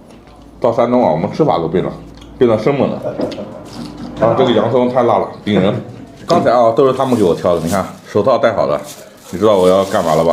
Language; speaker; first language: Chinese; native; Chinese